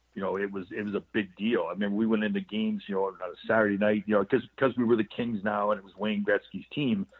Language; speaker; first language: English; native; English